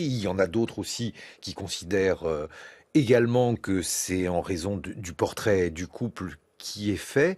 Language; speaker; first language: French; native; French